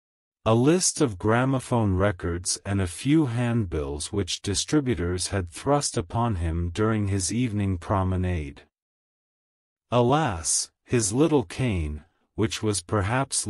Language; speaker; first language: English; non-native, local second language; Urdu